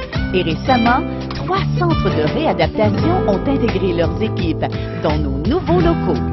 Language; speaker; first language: French; native; French